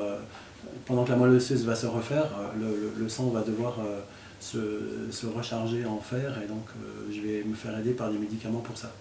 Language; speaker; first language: French; native; French